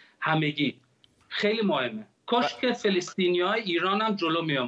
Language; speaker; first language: Persian; early bilingual, heritage; Persian